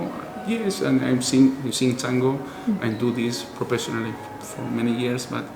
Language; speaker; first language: English; non-native, learner; Spanish